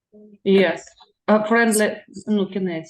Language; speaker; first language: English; non-native, learner; Russian